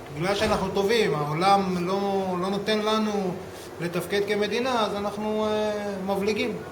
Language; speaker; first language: Hebrew; native; Hebrew